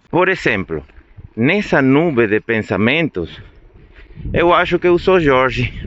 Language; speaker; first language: Portuguese; non-native, fluent; Spanish